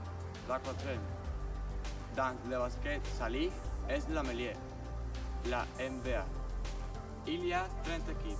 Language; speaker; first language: French; non-native, learner; Spanish